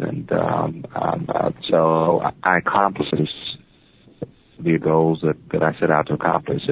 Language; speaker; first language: English; native; English